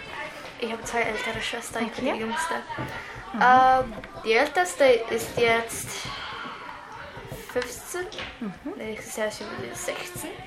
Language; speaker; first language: German; early bilingual, other home language; Croatian